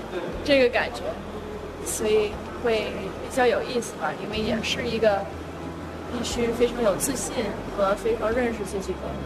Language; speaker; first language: Chinese; early bilingual, heritage; English